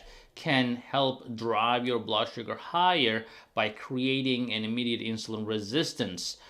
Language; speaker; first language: English; non-native, fluent; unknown